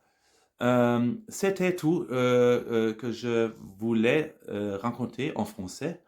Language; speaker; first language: French; non-native, learner; German